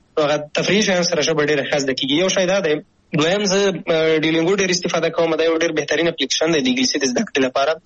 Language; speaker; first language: Pashto; native; Pashto